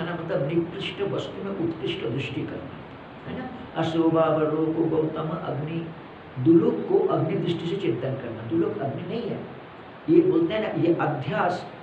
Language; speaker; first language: Hindi; non-native, local second language; Malayalam